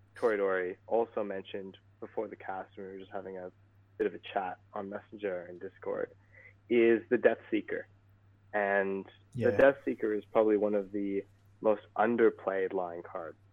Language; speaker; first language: English; native; English